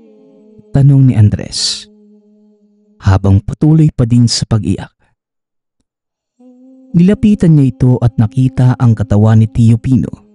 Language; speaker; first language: Filipino; native; Filipino